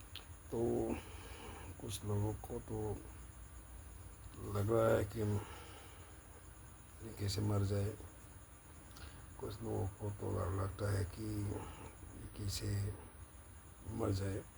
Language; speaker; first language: Hindi; non-native, local second language; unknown